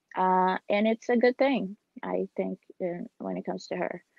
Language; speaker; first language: English; non-native, fluent; Portuguese